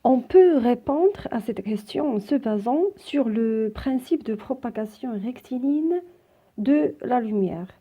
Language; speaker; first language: French; non-native, local second language; Arabic